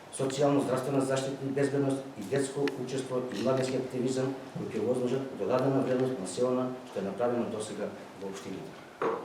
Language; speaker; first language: Macedonian; native; Macedonian